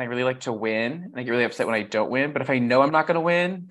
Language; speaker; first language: English; native; English